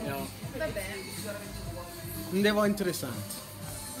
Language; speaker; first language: Swedish; non-native, learner; Italian